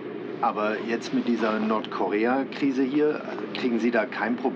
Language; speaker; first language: German; native; German